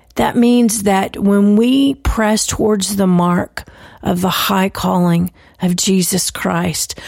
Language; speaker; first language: English; native; English